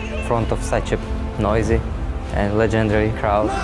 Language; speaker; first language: English; non-native, fluent; Arabic